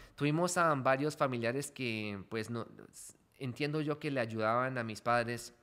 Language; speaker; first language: Spanish; early bilingual, heritage; Spanish